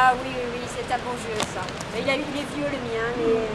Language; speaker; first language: French; native; French